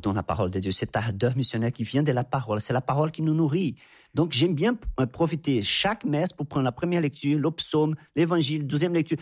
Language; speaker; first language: French; non-native, fluent; Portuguese